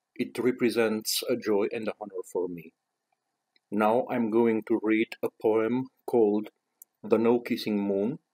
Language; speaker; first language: English; non-native, fluent; Romanian